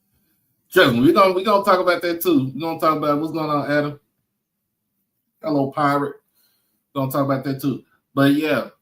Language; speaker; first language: English; native; English